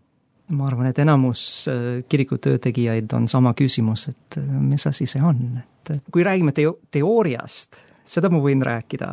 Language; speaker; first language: Estonian; non-native, fluent; English